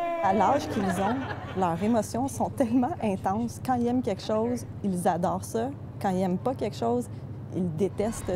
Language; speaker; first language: French; native; French